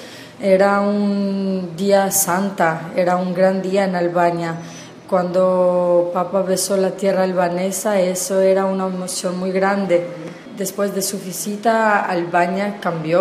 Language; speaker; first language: Spanish; non-native, fluent; Albanian